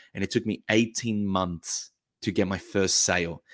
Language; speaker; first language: English; early bilingual, other home language; Italian